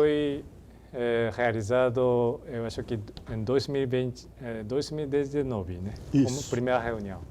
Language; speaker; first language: Portuguese; non-native, fluent; Japanese